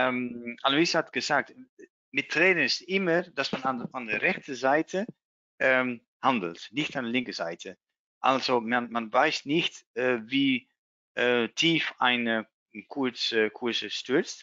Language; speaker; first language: German; non-native, learner; Dutch